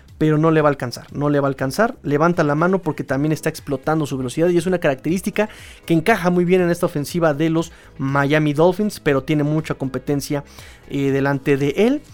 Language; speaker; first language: Spanish; native; Spanish